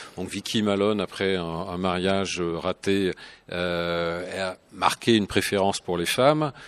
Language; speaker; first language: French; native; French